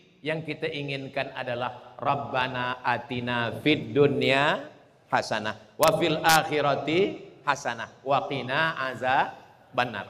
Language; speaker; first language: Malay; native; Malay